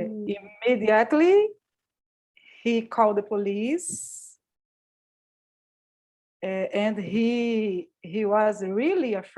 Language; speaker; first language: English; non-native, learner; Portuguese